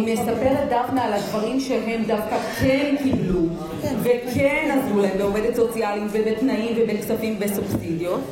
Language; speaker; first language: Hebrew; native; Hebrew